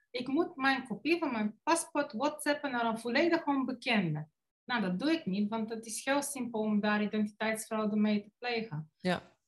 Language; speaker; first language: Dutch; non-native, fluent; Bulgarian